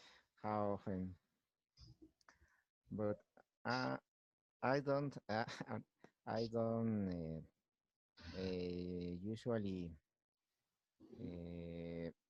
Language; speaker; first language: English; non-native, learner; Spanish